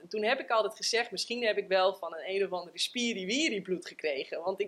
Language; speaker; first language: Dutch; native; Dutch